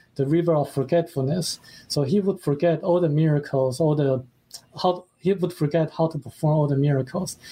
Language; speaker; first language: English; non-native, fluent; Chinese